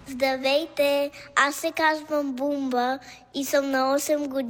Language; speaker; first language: Bulgarian; early bilingual, heritage; Bulgarian